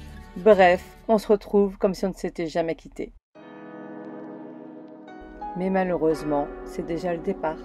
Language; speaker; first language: French; native; French